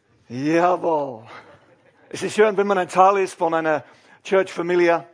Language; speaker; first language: German; non-native, fluent; English